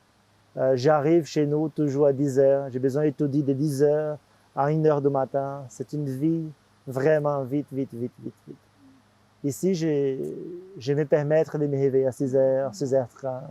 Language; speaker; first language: French; non-native, fluent; Portuguese